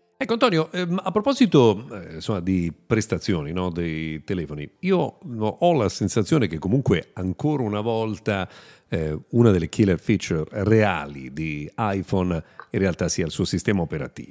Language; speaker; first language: Italian; native; Italian